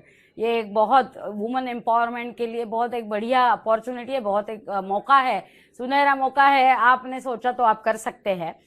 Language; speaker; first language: Hindi; non-native, local second language; Marathi